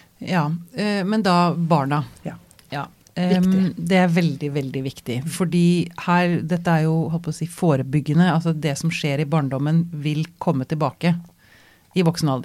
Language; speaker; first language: Norwegian; native; Norwegian